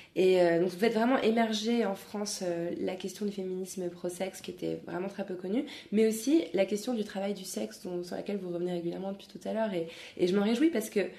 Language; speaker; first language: French; native; French